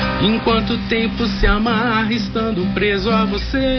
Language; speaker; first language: Portuguese; native; Portuguese